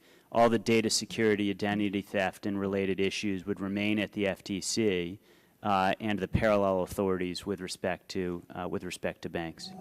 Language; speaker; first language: English; native; English